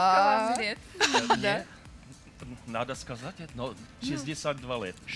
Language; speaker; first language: Russian; non-native, learner; Czech